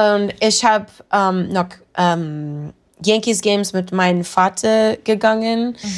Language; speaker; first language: German; non-native, learner; English